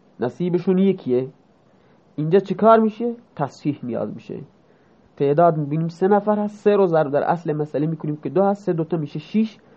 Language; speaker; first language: Persian; non-native, local second language; Baluchi